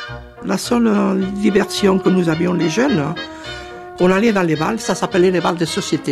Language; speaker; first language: French; non-native, fluent; Spanish